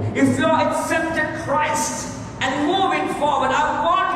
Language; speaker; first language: English; non-native, local second language; Sinhala